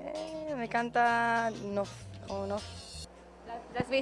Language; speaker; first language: Spanish; non-native, learner; Hebrew